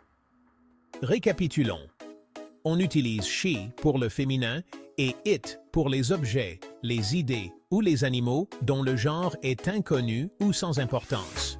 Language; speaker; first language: French; non-native, local second language; Haitian Creole